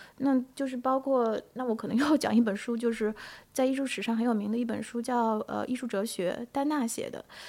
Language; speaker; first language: Chinese; native; Chinese